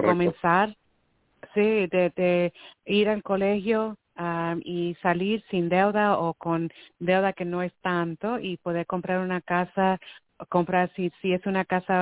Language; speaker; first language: Spanish; early bilingual, heritage; Spanish